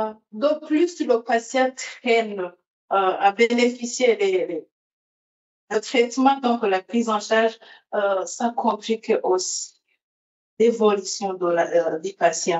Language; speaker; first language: French; non-native, local second language; Rundi